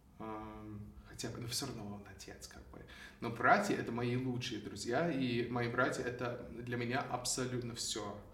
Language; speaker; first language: Russian; non-native, fluent; English